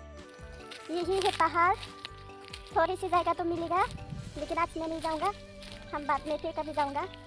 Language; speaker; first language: Hindi; non-native, local second language; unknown